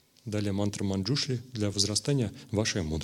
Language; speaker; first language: Russian; native; Russian